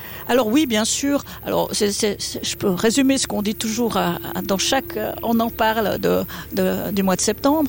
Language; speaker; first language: French; native; French